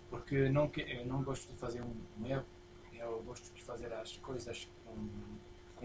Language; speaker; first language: Portuguese; non-native, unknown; French